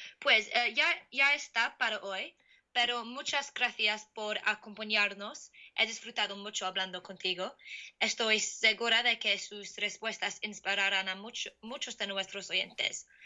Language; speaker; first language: Spanish; non-native, learner; English